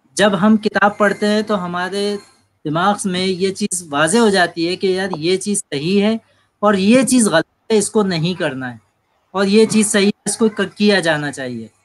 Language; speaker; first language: Urdu; native; Urdu